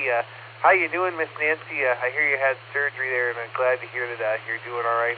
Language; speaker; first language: English; native; English